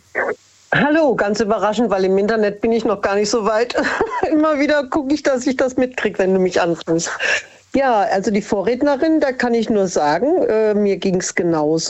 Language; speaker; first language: German; native; German